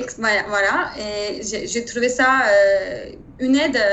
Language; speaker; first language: French; non-native, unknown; Turkish